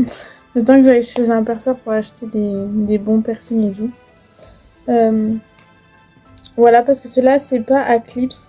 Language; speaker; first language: French; native; French